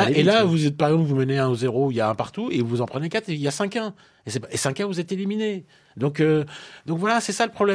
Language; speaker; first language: French; native; French